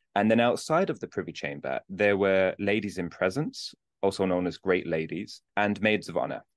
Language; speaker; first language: English; native; English